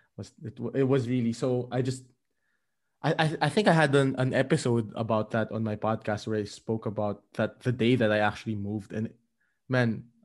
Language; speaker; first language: English; non-native, local second language; Filipino